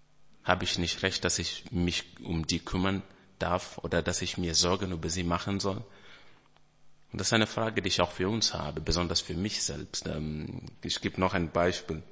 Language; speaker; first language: German; non-native, fluent; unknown